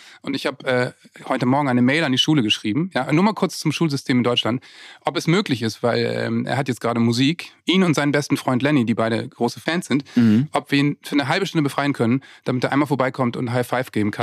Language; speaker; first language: German; native; German